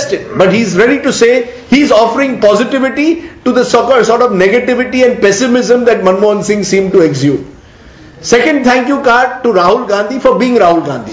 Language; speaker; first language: English; non-native, local second language; Marathi